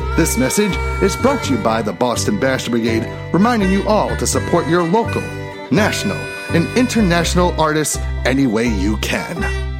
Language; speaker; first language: English; native; English